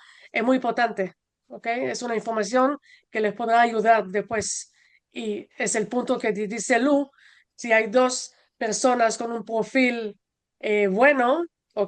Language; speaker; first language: Spanish; non-native, fluent; Hebrew